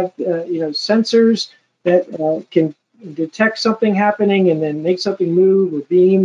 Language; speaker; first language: English; native; English